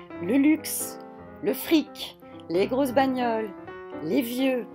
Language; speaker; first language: French; native; French